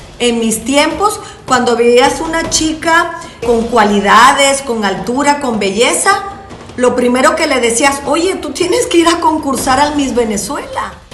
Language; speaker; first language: Spanish; native; Spanish